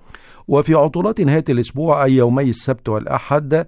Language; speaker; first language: Arabic; native; Arabic